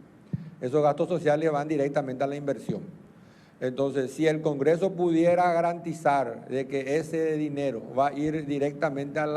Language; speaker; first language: Spanish; native; Spanish